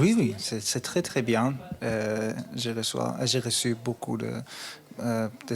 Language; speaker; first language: French; non-native, learner; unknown